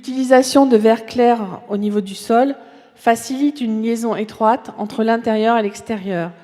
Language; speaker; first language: French; native; French